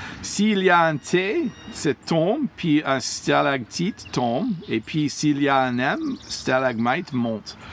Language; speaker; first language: French; non-native, learner; English